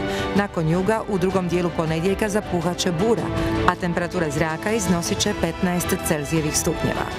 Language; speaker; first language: Serbian; native; Serbian